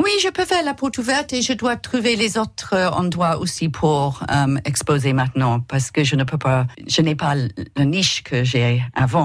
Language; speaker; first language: French; non-native, learner; English